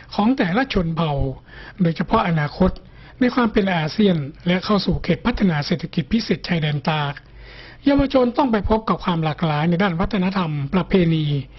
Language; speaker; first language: Thai; native; Thai